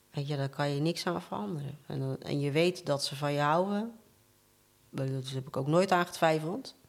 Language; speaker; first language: Dutch; native; Dutch